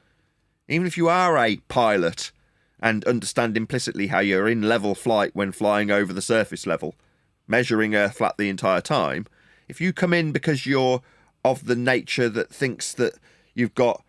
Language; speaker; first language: English; native; English